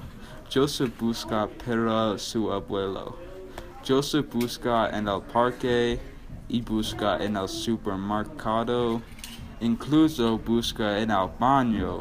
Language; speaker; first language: Spanish; non-native, learner; English